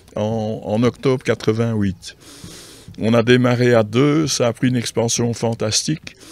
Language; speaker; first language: French; native; French